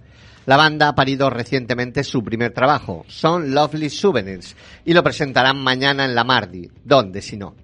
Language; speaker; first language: Spanish; native; Spanish